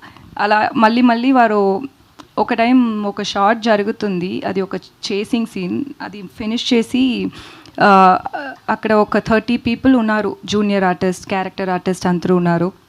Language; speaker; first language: Telugu; non-native, learner; Tamil